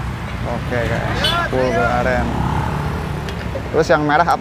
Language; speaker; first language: Indonesian; native; Indonesian